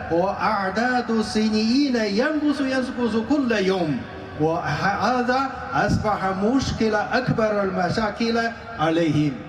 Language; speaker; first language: Arabic; non-native, fluent; Chinese